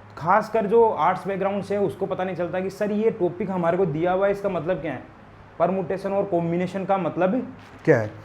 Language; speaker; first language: Hindi; native; Hindi